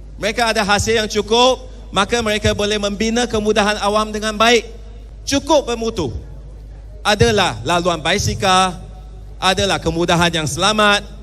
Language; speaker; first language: Malay; non-native, local second language; Chinese